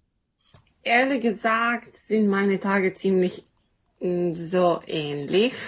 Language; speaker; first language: German; non-native, fluent; Serbian